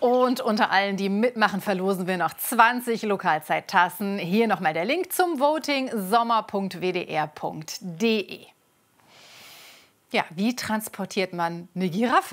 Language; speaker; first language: German; native; German